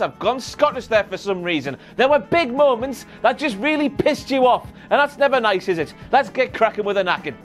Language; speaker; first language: English; native; English